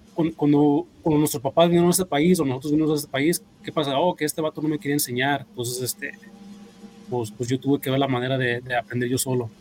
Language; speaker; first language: Spanish; early bilingual, heritage; Spanish